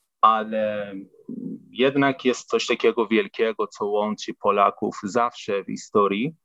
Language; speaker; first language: Polish; non-native, fluent; Persian